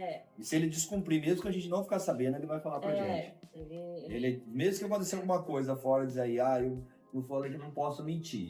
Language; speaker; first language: Portuguese; native; Portuguese